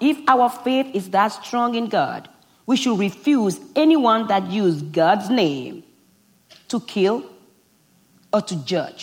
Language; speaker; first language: English; non-native, fluent; Fon